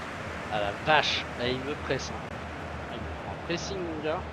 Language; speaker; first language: French; native; French